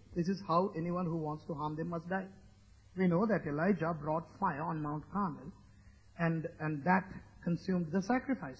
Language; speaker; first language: English; non-native, local second language; Sinhala